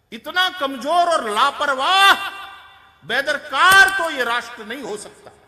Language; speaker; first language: Hindi; non-native, local second language; Gujarati